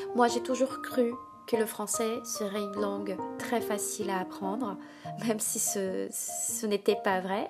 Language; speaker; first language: French; non-native, fluent; Portuguese